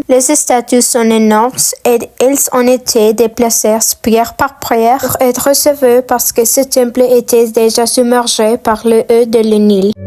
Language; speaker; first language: French; non-native, learner; Spanish